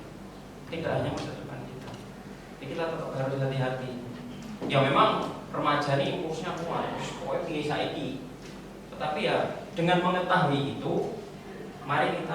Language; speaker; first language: Indonesian; native; Indonesian